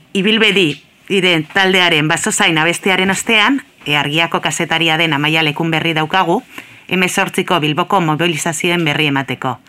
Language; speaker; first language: Basque; native; Basque